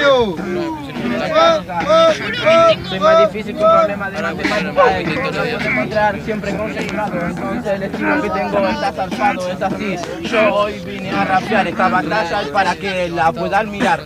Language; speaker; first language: Spanish; native; Spanish